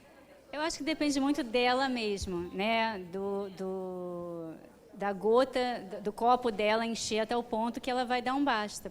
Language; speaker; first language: Portuguese; native; Portuguese